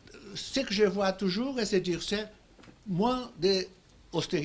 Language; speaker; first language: French; non-native, fluent; Portuguese